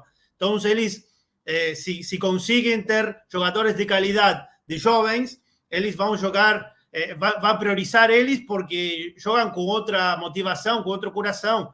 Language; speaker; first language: Portuguese; non-native, learner; Spanish